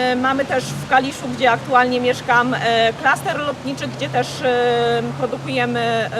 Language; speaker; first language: Polish; native; Polish